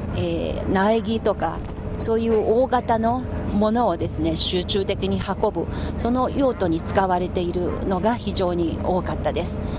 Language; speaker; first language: Japanese; non-native, fluent; Chinese